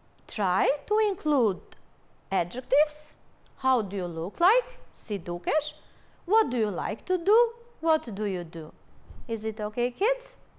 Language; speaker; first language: English; non-native, fluent; Albanian